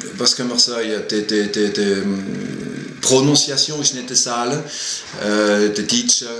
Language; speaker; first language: German; non-native, fluent; French